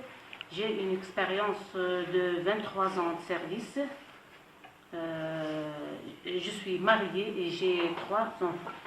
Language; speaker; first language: French; non-native, fluent; Arabic